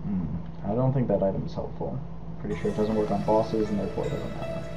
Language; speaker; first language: English; native; English